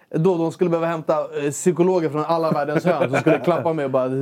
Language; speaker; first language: Swedish; native; Swedish